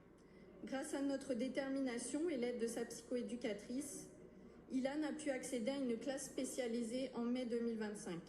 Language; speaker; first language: French; native; French